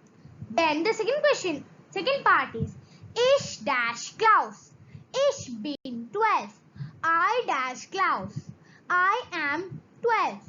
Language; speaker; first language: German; non-native, learner; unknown